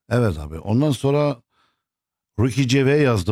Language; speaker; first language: Turkish; non-native, fluent; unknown